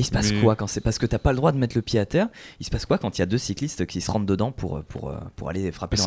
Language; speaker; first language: French; native; French